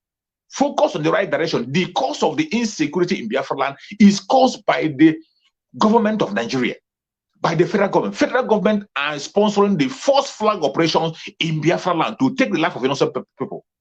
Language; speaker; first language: English; non-native, local second language; Igbo